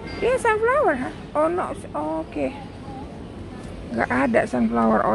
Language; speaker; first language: English; non-native, learner; Indonesian